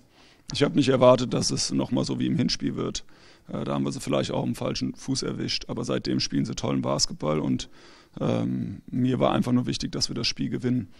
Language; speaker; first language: German; native; German